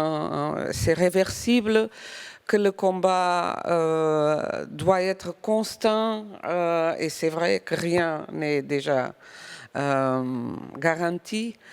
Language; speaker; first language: French; non-native, fluent; Portuguese